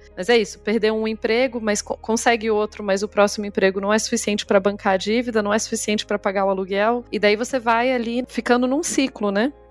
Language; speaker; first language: Portuguese; native; Portuguese